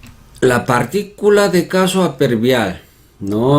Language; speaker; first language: Spanish; non-native, fluent; Korean